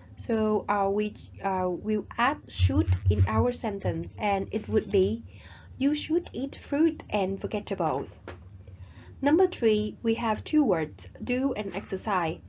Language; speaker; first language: English; non-native, fluent; Vietnamese